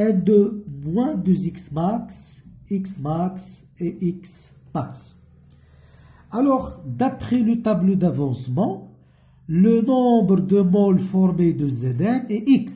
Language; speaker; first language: French; non-native, local second language; Arabic